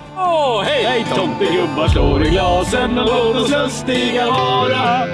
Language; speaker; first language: Swedish; native; Swedish